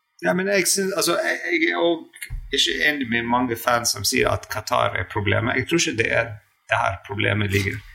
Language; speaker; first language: Norwegian; non-native, fluent; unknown